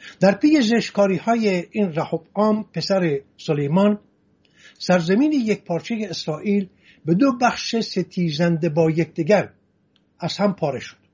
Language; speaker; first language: Persian; non-native, local second language; Assyrian Neo-Aramaic